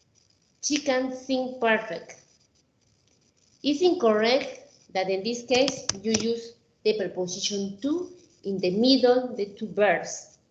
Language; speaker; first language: English; non-native, fluent; Spanish